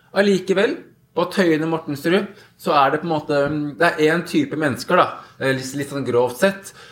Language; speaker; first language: Norwegian; early bilingual, other home language; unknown